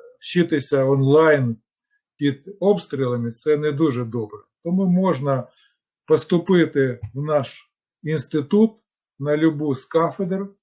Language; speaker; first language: Ukrainian; non-native, local second language; Russian